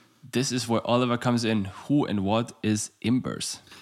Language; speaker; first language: English; non-native, fluent; German